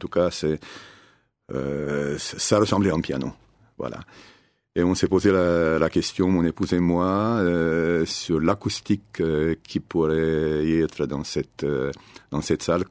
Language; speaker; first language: French; non-native, fluent; Romanian